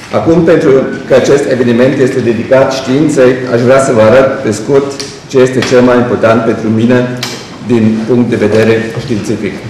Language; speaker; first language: Romanian; non-native, local second language; German